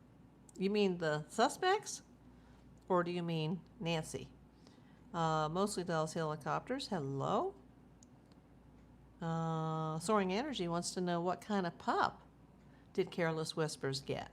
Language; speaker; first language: English; native; English